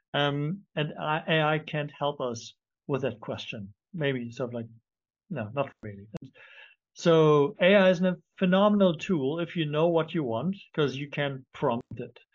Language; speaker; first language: English; non-native, fluent; German